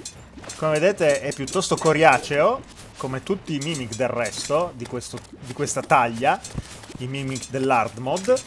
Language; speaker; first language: Italian; native; Italian